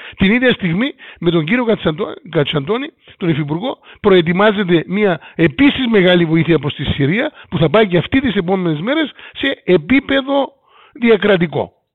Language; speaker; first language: Greek; native; Greek